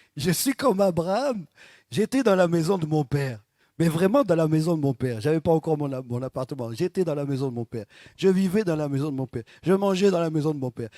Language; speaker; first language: French; native; French